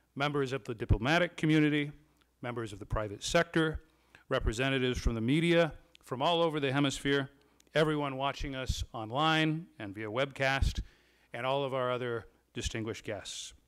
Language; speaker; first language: English; native; English